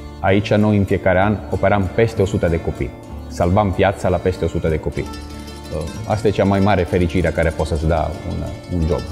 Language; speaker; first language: Romanian; non-native, fluent; Italian